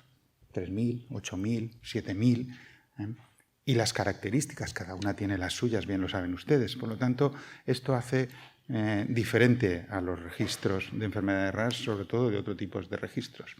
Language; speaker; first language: Spanish; native; Spanish